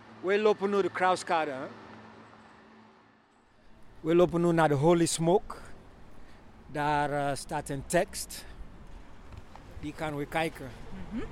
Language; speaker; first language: Dutch; non-native, learner; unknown